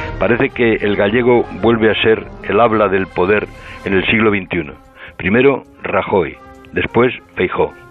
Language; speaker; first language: Spanish; native; Spanish